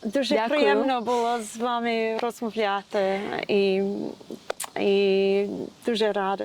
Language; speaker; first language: Ukrainian; non-native, learner; English